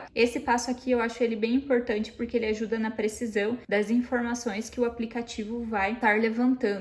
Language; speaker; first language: Portuguese; native; Portuguese